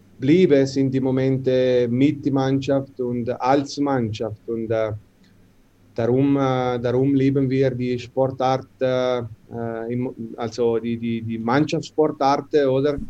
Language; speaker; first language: German; non-native, local second language; Italian